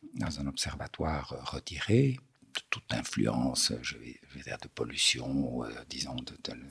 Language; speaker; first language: French; native; French